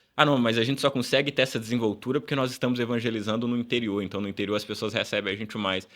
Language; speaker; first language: Portuguese; early bilingual, other home language; Upper Guinea Crioulo